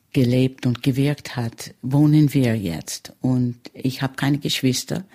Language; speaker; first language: German; early bilingual, heritage; German